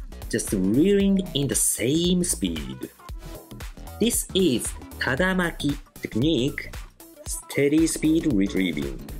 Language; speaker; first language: English; non-native, fluent; Japanese